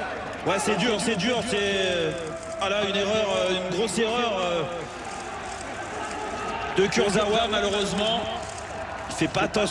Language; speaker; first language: French; native; French